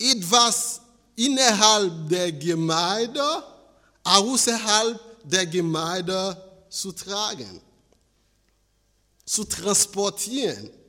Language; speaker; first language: German; non-native, fluent; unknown